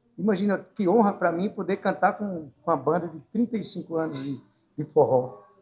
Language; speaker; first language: Portuguese; native; Portuguese